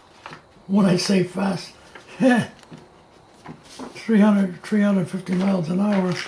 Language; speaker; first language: English; native; English